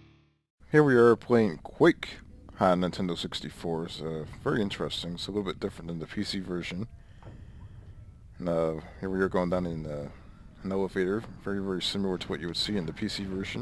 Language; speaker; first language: English; native; English